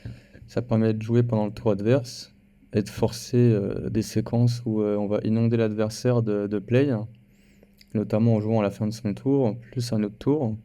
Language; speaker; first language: French; native; French